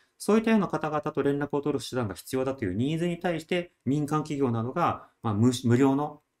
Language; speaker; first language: Japanese; native; Japanese